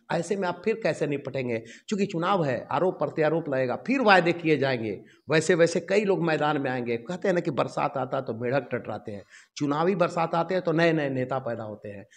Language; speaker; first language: Hindi; native; Hindi